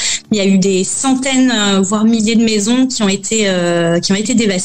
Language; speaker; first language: French; native; French